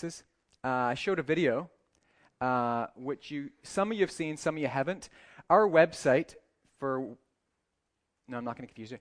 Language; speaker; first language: English; native; English